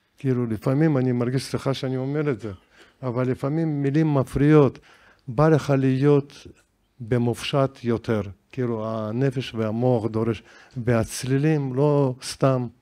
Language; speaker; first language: Hebrew; non-native, fluent; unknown